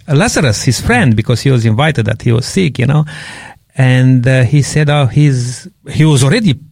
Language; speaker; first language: English; non-native, fluent; Romanian